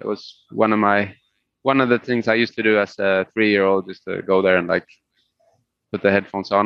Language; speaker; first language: English; non-native, fluent; Spanish